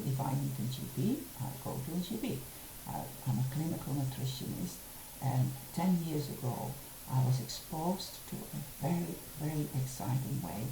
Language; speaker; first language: English; non-native, fluent; Dutch